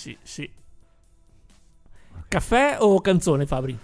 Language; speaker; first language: Italian; native; Italian